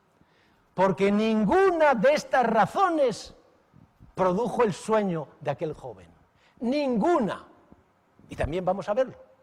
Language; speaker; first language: Spanish; native; Spanish